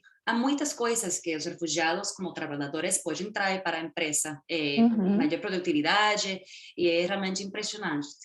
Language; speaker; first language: Portuguese; non-native, fluent; Spanish